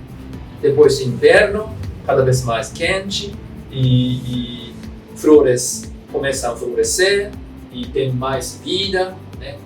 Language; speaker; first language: Portuguese; non-native, fluent; Japanese